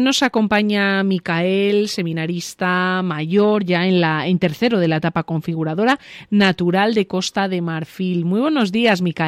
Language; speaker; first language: Spanish; native; Spanish